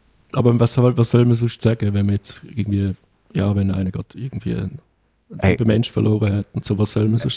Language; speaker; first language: German; native; German